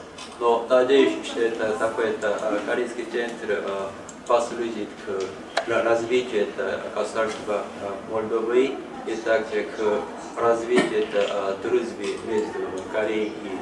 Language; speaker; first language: Russian; non-native, learner; Korean